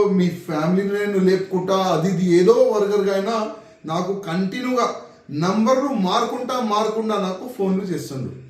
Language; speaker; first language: Telugu; non-native, local second language; Hindi